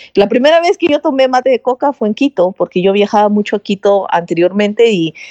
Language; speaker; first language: Spanish; native; Spanish